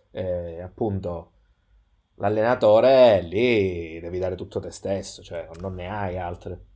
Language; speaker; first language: Italian; native; Italian